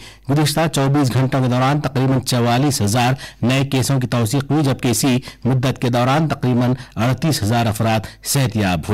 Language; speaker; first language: Urdu; native; Urdu